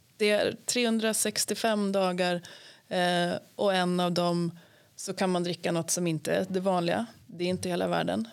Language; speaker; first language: Swedish; native; Swedish